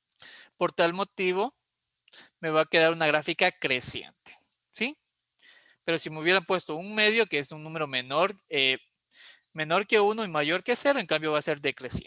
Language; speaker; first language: Spanish; native; Spanish